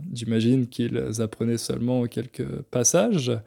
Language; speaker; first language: French; native; French